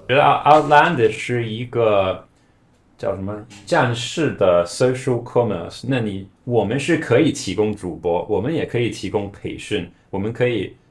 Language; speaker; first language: Chinese; non-native, fluent; English